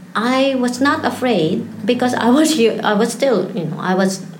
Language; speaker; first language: English; non-native, local second language; Filipino